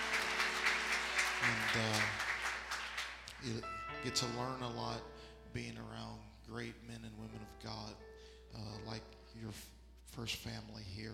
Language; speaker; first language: English; native; English